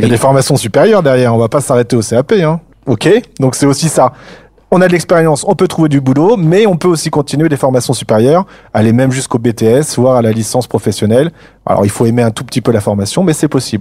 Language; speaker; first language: French; native; French